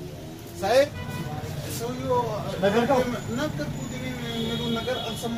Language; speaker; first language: Arabic; non-native, learner; Amharic